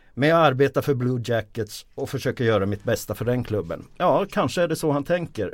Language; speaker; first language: Swedish; early bilingual, other home language; Finnish